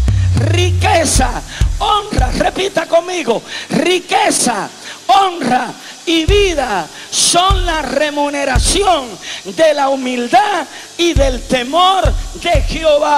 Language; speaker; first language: Spanish; native; Spanish